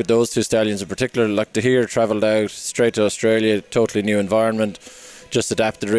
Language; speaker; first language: English; native; English